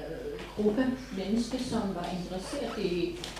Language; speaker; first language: Danish; non-native, fluent; Serbian